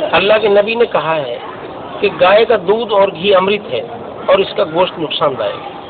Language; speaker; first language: Urdu; non-native, local second language; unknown